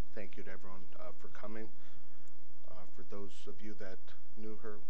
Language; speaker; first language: English; native; English